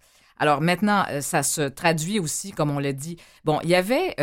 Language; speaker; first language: French; native; French